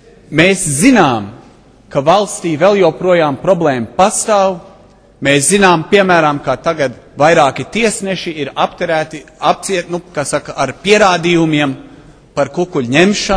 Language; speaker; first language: Latvian; early bilingual, heritage; Latvian